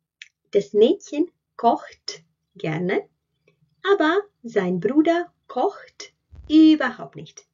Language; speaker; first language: German; non-native, fluent; Latvian